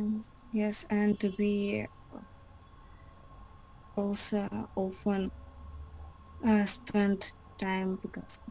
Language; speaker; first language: English; non-native, learner; Russian